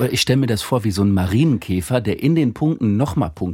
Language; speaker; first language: German; native; German